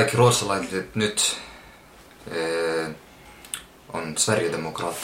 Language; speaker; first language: Finnish; early bilingual, heritage; Finnish